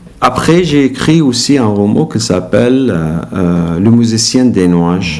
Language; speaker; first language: French; non-native, learner; Arabic